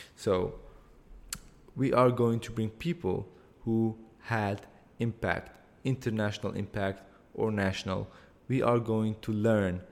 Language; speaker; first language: English; non-native, fluent; Kurdish